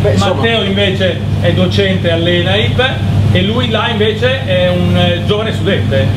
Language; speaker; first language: Italian; non-native, fluent; French